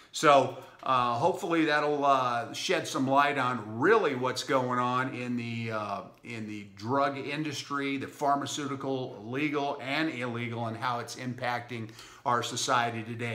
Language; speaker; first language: English; native; English